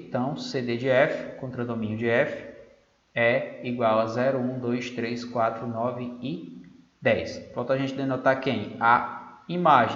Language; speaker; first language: Portuguese; native; Portuguese